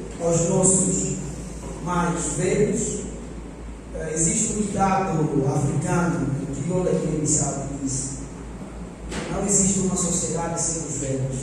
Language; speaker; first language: Portuguese; non-native, local second language; Upper Guinea Crioulo